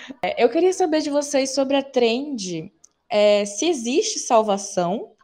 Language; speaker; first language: Portuguese; native; Portuguese